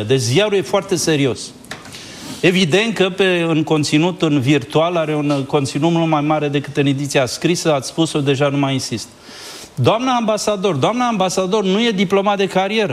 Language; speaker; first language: Romanian; native; Romanian